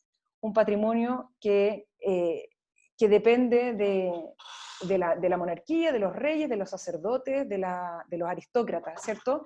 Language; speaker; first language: Spanish; native; Spanish